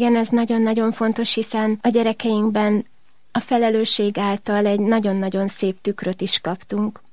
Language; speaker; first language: Hungarian; native; Hungarian